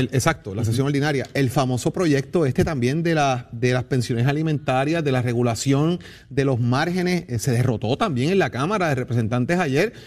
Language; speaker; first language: Spanish; native; Spanish